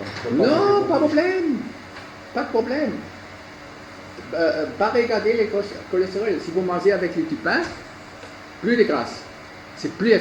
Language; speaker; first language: French; non-native, learner; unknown